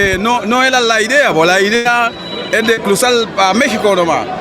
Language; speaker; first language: Spanish; non-native, learner; Haitian Creole